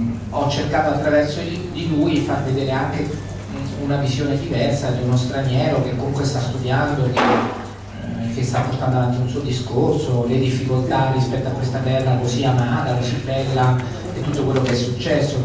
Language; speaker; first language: Italian; native; Italian